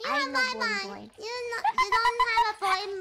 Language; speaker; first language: English; non-native, learner; Japanese